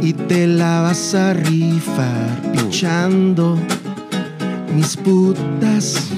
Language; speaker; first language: Spanish; early bilingual, heritage; Spanish